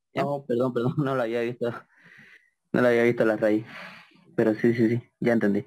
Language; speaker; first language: Spanish; native; Spanish